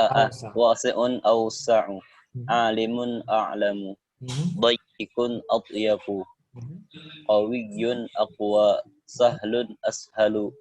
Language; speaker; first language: Arabic; non-native, learner; Indonesian